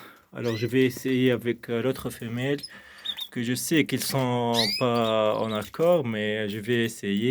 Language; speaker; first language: French; non-native, fluent; Arabic